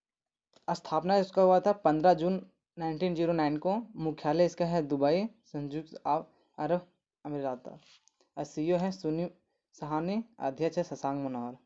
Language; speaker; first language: Hindi; native; Hindi